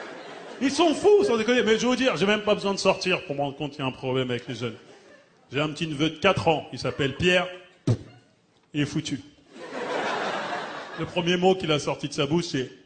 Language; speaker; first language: French; early bilingual, other home language; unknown